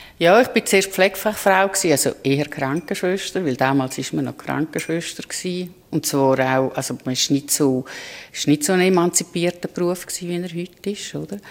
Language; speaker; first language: German; native; German